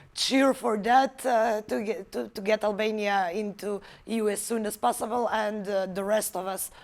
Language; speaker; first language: English; non-native, fluent; Macedonian